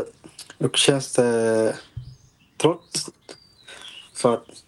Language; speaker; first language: Swedish; non-native, fluent; Thai